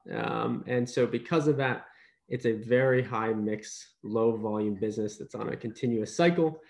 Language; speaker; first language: English; native; English